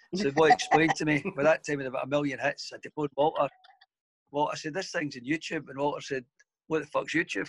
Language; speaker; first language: English; native; English